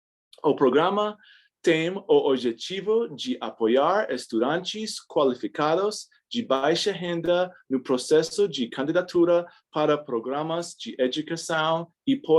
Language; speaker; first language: Portuguese; non-native, fluent; English